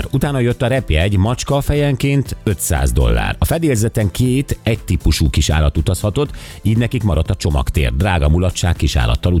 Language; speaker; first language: Hungarian; native; Hungarian